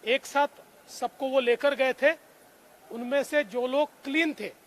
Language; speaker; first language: Hindi; non-native, local second language; Marathi